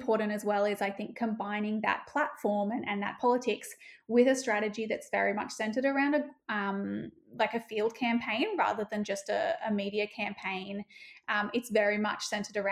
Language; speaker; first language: English; native; English